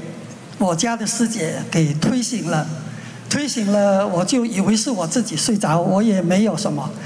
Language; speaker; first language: Chinese; non-native, local second language; Min Nan Chinese